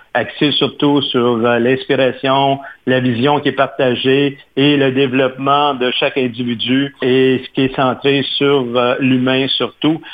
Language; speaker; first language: French; native; French